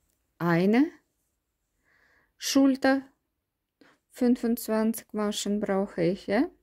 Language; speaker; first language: German; non-native, learner; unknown